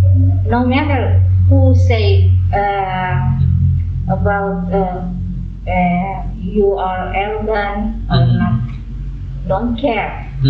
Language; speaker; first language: English; non-native, fluent; Indonesian